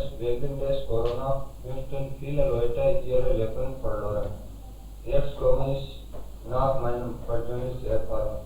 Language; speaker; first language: German; non-native, learner; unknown